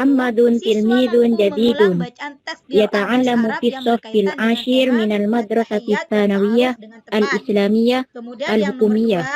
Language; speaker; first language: Arabic; non-native, learner; Indonesian